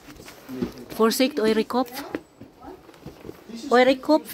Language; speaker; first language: German; non-native, learner; Filipino